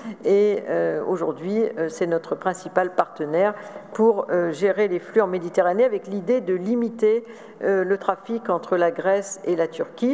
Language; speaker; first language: French; native; French